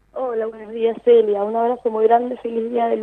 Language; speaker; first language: Spanish; native; Spanish